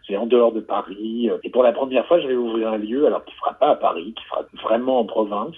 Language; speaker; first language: French; native; French